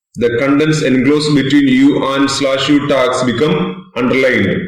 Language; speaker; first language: English; non-native, local second language; Malayalam